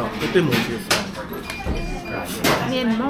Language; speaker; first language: Korean; non-native, learner; Japanese